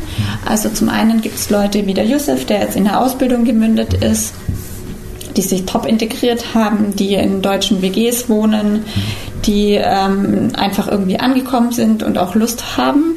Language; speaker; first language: German; native; German